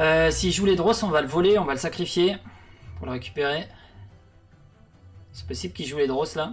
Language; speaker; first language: French; native; French